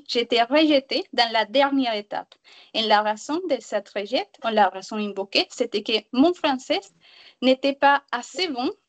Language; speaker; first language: French; non-native, learner; Spanish